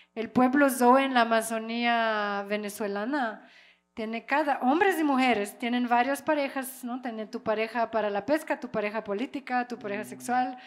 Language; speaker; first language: Spanish; non-native, fluent; French